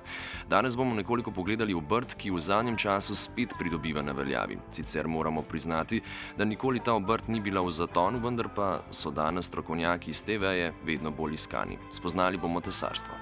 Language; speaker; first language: Slovenian; native; Slovenian